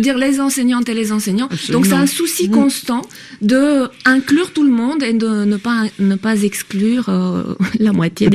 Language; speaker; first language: French; native; French